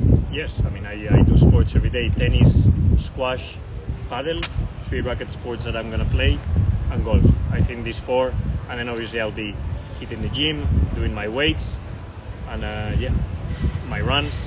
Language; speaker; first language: English; non-native, fluent; Spanish